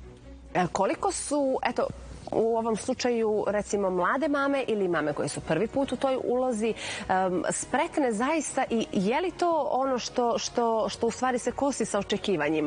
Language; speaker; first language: Serbian; native; Serbian